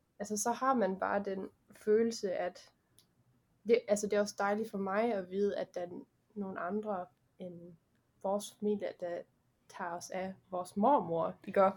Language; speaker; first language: Danish; early bilingual, heritage; Danish